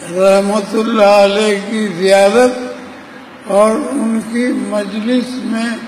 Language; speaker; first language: Urdu; native; Urdu